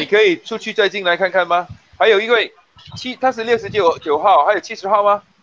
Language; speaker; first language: Chinese; native; Chinese